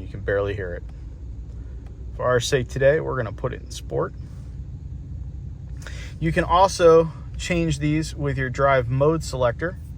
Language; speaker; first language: English; native; English